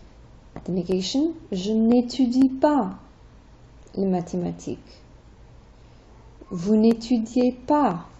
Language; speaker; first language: French; non-native, fluent; English